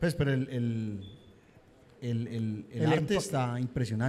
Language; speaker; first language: Spanish; native; Spanish